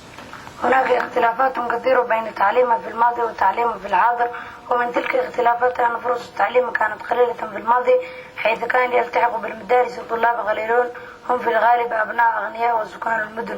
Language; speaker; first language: Arabic; non-native, local second language; Somali